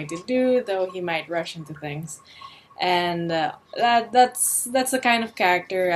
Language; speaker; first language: English; non-native, local second language; Filipino